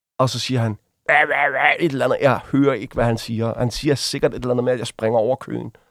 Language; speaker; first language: Danish; early bilingual, other home language; Arabic